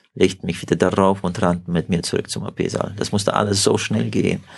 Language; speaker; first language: German; early bilingual, heritage; Russian